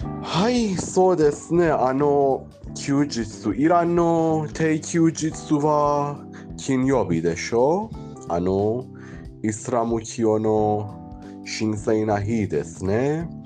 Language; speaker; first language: Japanese; non-native, learner; Persian